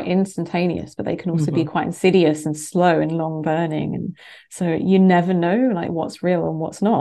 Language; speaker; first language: English; native; English